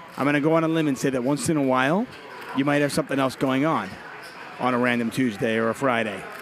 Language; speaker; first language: English; native; English